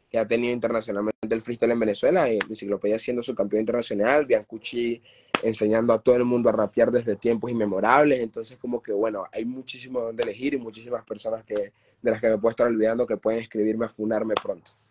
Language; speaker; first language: Spanish; native; Spanish